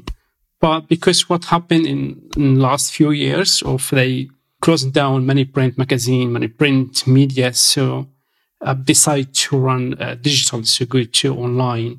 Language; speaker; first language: English; non-native, fluent; Arabic